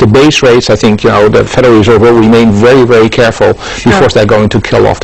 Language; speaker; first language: English; non-native, fluent; Dutch